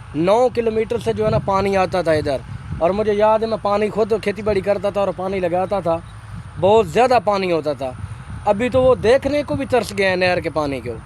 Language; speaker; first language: Urdu; non-native, local second language; Punjabi